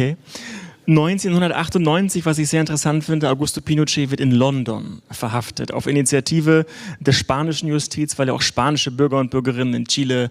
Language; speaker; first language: German; native; German